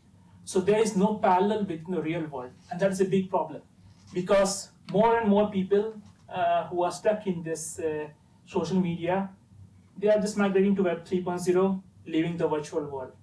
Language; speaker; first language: English; non-native, fluent; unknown